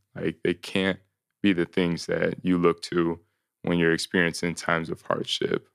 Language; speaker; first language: English; native; English